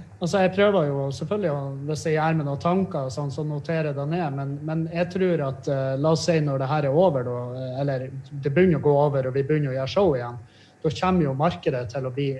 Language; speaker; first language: Norwegian; native; Norwegian